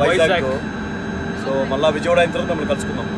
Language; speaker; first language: Telugu; native; Telugu